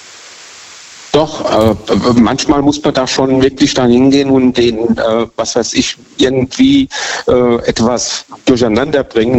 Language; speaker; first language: German; native; German